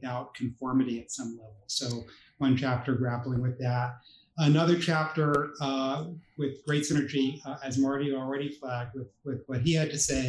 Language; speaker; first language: English; native; English